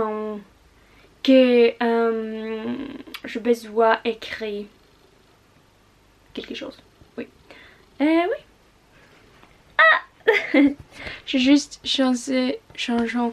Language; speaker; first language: French; non-native, learner; Russian